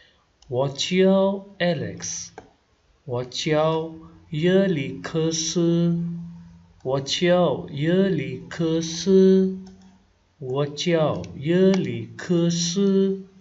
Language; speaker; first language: Chinese; non-native, fluent; Hindi